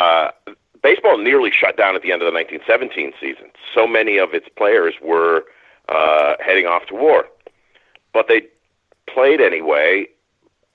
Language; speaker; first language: English; native; English